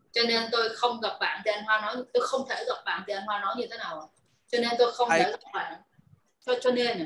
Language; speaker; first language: Vietnamese; native; Vietnamese